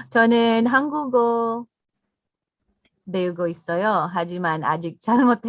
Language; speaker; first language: Korean; non-native, learner; English